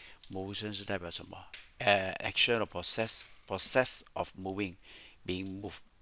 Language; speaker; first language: English; non-native, local second language; Chinese